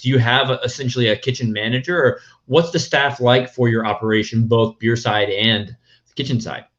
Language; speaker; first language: English; native; English